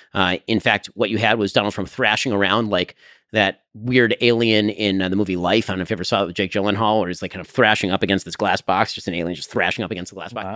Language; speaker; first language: English; native; English